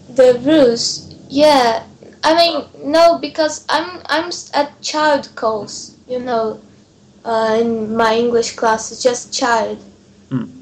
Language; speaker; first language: English; non-native, fluent; Portuguese